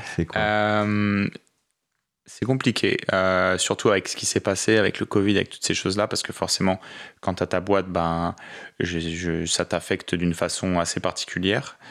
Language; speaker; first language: French; native; French